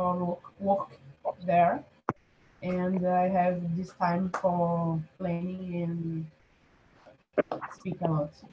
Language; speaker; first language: English; non-native, learner; Portuguese